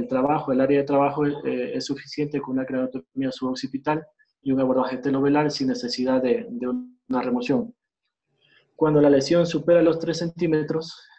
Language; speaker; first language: Spanish; native; Spanish